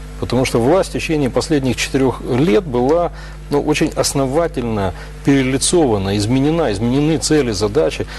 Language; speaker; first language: Russian; native; Russian